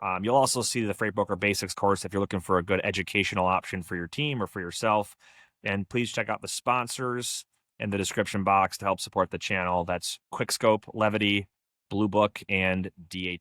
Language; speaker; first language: English; native; English